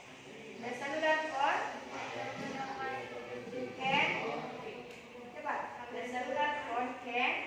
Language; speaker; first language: English; non-native, learner; Indonesian